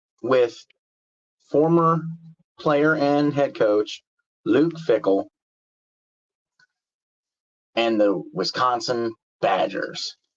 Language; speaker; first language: English; native; English